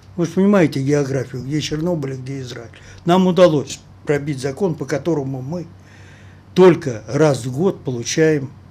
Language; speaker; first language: Russian; native; Russian